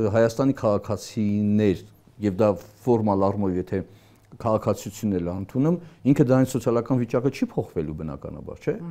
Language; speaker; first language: Armenian; native; Armenian